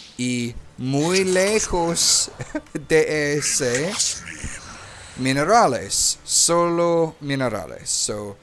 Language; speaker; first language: Spanish; non-native, learner; English